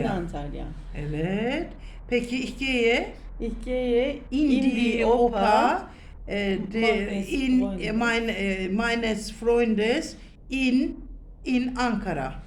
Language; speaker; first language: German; non-native, learner; Turkish